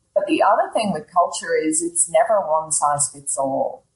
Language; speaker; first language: English; native; English